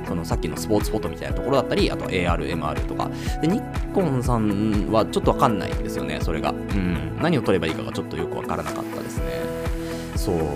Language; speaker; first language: Japanese; native; Japanese